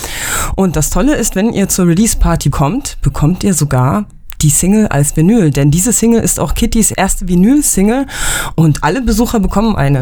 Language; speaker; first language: German; native; German